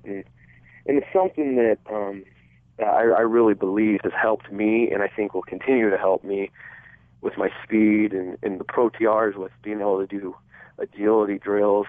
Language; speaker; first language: English; native; English